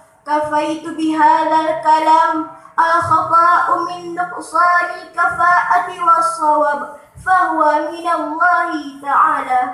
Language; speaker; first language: Arabic; non-native, learner; Achinese